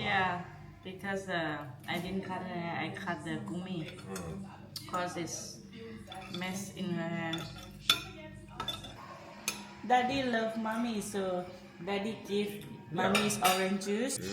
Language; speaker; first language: English; non-native, learner; Thai